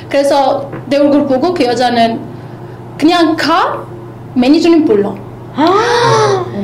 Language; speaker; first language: Korean; non-native, fluent; Arabic